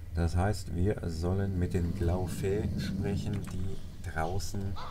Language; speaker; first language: German; native; German